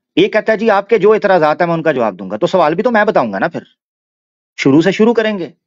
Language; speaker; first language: Urdu; non-native, local second language; Punjabi